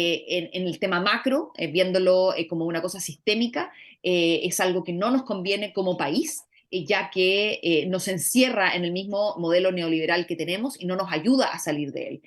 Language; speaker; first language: Spanish; native; Spanish